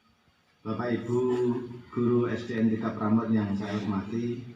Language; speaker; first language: Indonesian; native; Indonesian